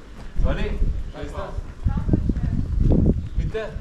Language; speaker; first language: Spanish; native; Spanish